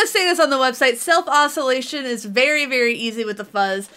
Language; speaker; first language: English; native; English